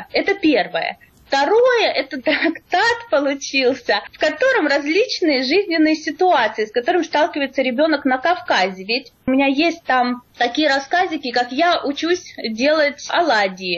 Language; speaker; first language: Russian; native; Russian